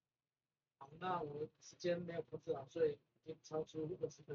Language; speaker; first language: Chinese; native; Chinese